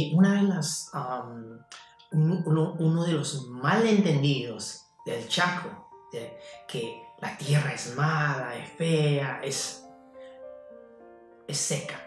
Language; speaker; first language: Spanish; non-native, fluent; Chinese